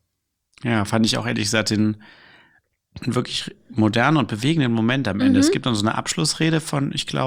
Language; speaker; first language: German; native; German